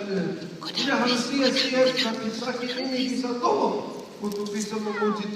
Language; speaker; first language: Indonesian; non-native, learner; English